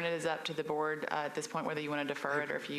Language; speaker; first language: English; native; English